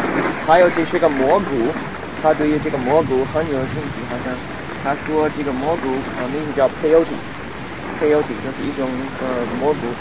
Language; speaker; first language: Chinese; non-native, fluent; English